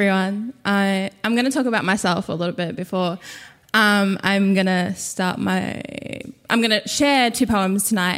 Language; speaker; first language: English; non-native, local second language; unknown